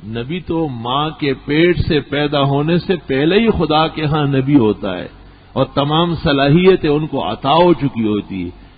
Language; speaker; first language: Urdu; non-native, local second language; Pashto